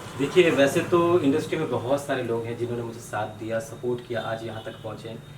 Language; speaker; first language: Hindi; non-native, local second language; Bangla